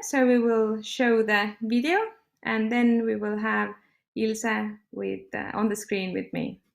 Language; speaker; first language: English; non-native, fluent; Estonian